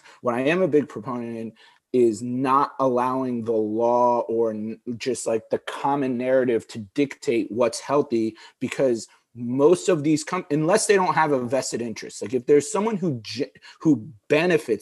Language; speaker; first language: English; early bilingual, other home language; Arabic